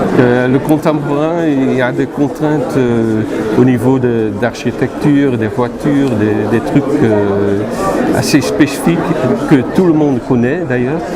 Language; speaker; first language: French; non-native, fluent; Dutch